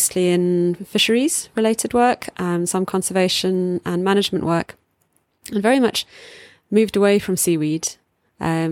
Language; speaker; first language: English; native; English